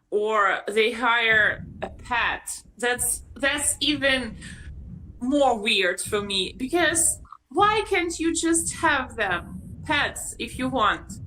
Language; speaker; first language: English; non-native, fluent; Russian